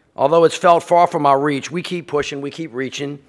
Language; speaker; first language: English; native; English